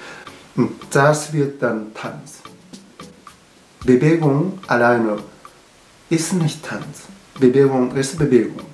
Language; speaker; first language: German; non-native, learner; Japanese